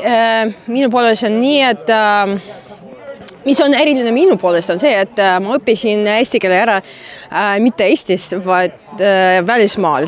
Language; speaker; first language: Estonian; non-native, fluent; Russian